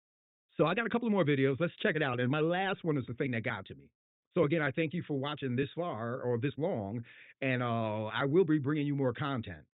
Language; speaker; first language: English; native; English